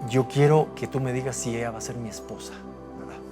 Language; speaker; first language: Spanish; native; Spanish